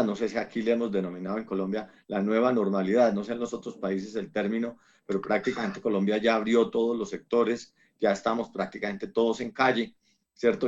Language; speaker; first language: Spanish; native; Spanish